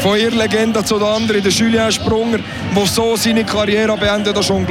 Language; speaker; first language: German; native; German